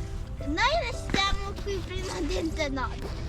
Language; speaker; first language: Italian; early bilingual, other home language; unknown